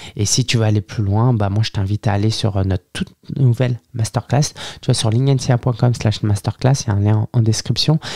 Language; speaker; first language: French; early bilingual, other home language; Chinese